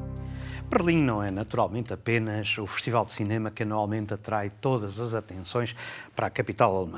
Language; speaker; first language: Portuguese; native; Portuguese